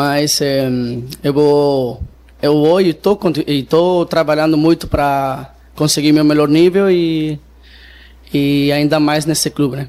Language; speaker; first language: Portuguese; non-native, fluent; Spanish